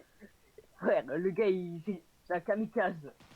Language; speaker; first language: French; native; French